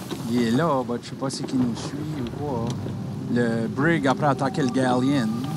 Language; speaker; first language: French; native; French